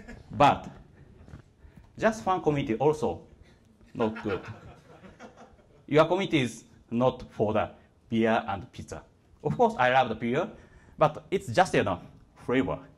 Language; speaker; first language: English; non-native, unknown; Japanese